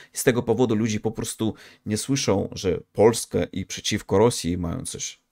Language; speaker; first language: Polish; non-native, fluent; Russian